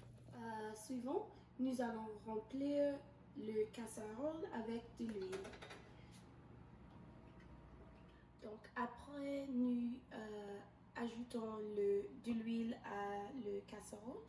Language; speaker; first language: French; non-native, learner; English